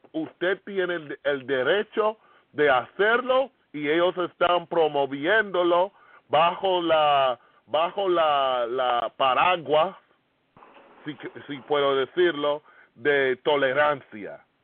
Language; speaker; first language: Spanish; non-native, fluent; English